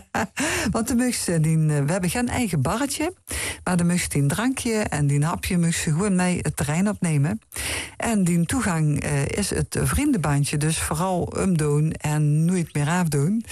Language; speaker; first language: Dutch; native; Dutch